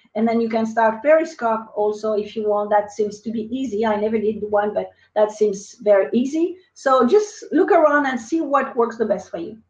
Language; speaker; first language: English; non-native, fluent; French